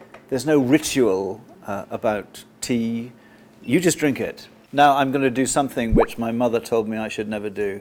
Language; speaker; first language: English; native; English